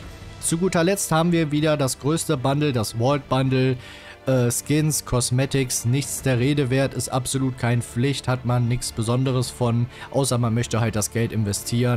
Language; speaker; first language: German; native; German